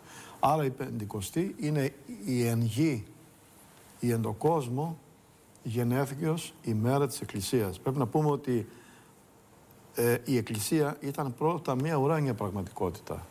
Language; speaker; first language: Greek; native; Greek